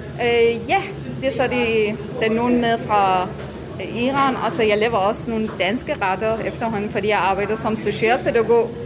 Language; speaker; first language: Danish; non-native, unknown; Persian